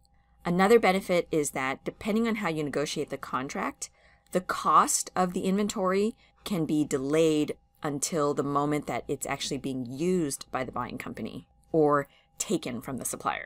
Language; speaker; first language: English; native; English